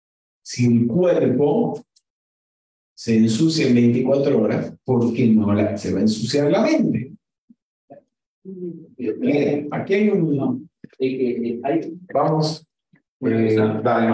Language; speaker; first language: Spanish; native; Spanish